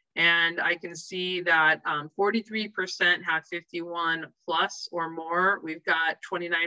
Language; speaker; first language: English; native; English